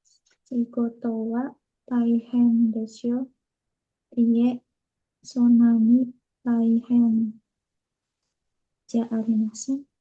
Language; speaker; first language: Japanese; non-native, learner; Indonesian